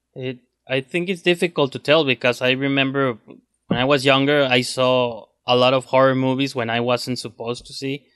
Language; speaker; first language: English; non-native, fluent; Spanish